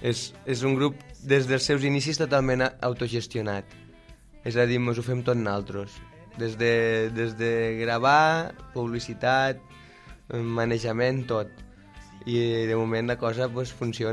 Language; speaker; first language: Catalan; native; Catalan